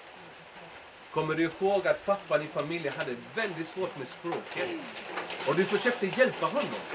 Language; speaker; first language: Swedish; non-native, fluent; Spanish